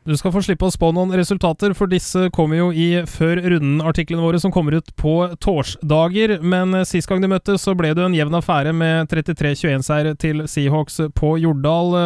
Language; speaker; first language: Norwegian; native; Norwegian